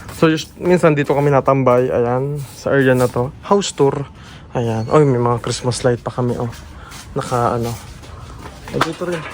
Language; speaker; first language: Filipino; native; Filipino